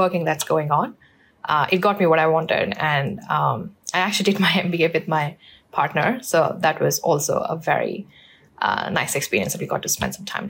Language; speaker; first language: English; non-native, local second language; Hindi